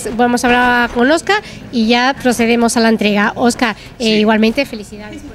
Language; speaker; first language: Spanish; native; Spanish